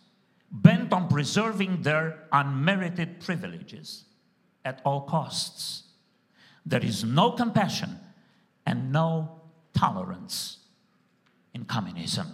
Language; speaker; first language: English; non-native, fluent; Romanian